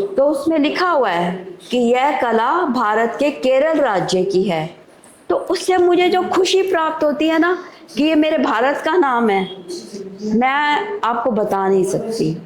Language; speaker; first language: Hindi; native; Hindi